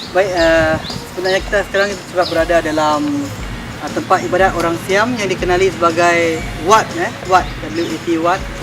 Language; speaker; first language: Malay; non-native, local second language; Thai